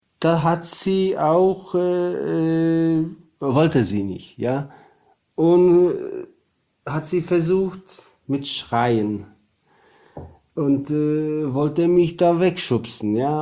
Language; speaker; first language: German; non-native, learner; Polish